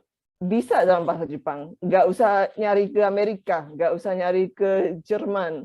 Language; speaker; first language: Indonesian; non-native, fluent; Japanese